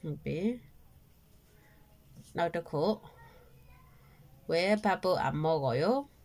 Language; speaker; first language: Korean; non-native, fluent; Burmese